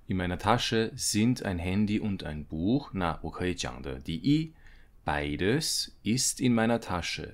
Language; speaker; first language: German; non-native, fluent; Chinese